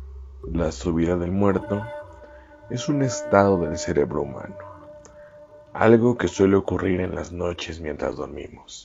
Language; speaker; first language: Spanish; native; Spanish